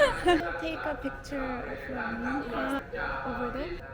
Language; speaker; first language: English; non-native, learner; Korean